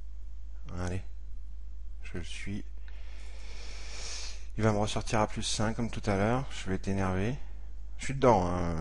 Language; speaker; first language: French; native; French